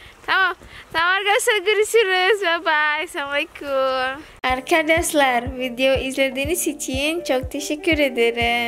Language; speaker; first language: Turkish; non-native, learner; Indonesian